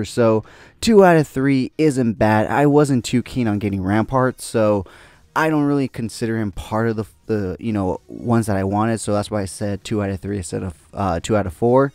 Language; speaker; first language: English; native; English